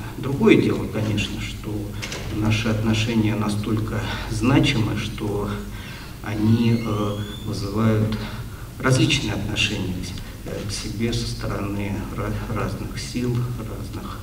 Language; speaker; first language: Russian; native; Russian